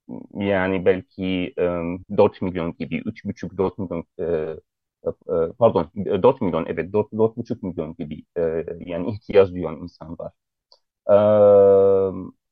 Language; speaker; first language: Turkish; non-native, fluent; Arabic